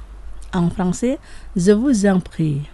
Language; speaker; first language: French; non-native, fluent; Indonesian